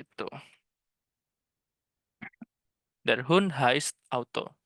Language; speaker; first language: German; non-native, fluent; Indonesian